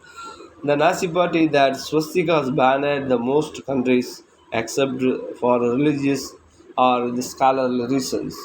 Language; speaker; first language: English; non-native, local second language; Tamil